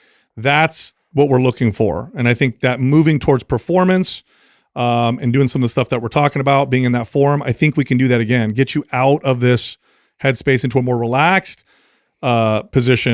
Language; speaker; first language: English; native; English